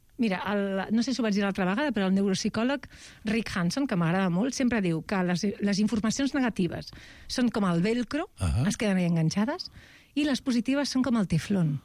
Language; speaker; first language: Catalan; non-native, local second language; Spanish